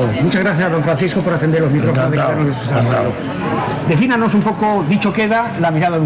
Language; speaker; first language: Spanish; native; Spanish